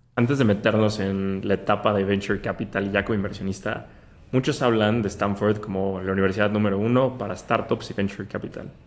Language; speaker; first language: Spanish; native; Spanish